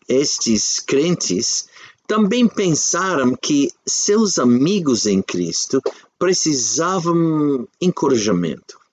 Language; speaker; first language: Portuguese; non-native, fluent; English